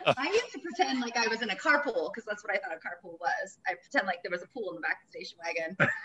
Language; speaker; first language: English; native; English